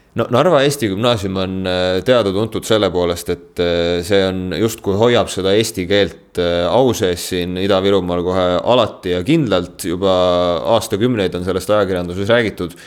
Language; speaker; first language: Estonian; native; Estonian